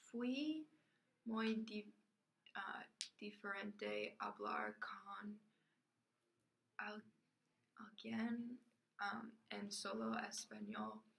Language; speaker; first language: Spanish; non-native, learner; English